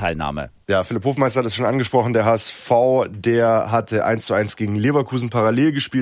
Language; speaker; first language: German; native; German